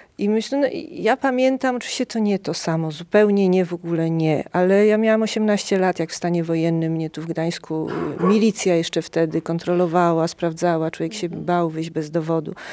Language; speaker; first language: Polish; native; Polish